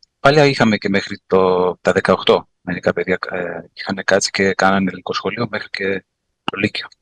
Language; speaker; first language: Greek; early bilingual, heritage; Greek